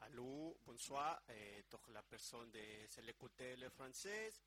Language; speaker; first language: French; non-native, learner; Spanish